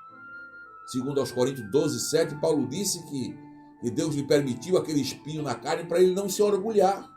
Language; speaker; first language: Portuguese; native; Portuguese